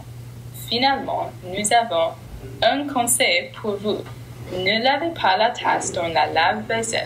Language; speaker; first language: French; non-native, learner; English